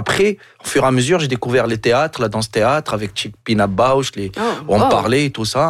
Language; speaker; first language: French; non-native, local second language; Arabic